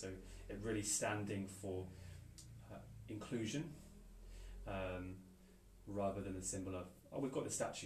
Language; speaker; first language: English; native; English